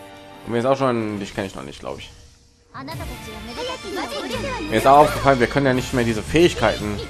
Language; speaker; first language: German; native; German